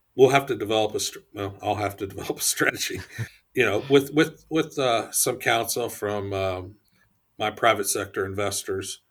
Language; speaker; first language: English; native; English